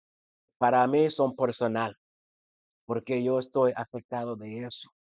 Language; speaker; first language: Spanish; non-native, fluent; English